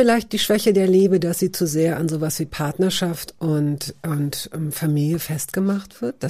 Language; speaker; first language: German; native; German